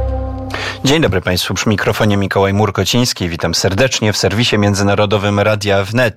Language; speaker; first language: Polish; native; Polish